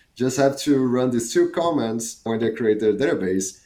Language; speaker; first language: English; non-native, fluent; Portuguese